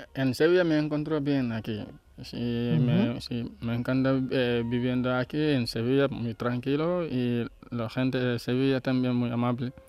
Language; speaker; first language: Spanish; non-native, learner; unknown